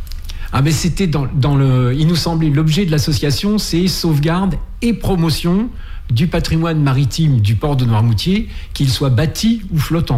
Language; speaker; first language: French; native; French